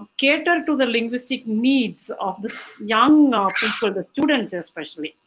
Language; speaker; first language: English; non-native, local second language; Tamil